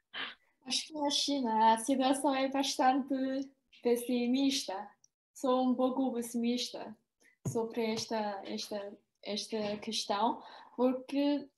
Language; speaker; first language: Portuguese; non-native, fluent; Chinese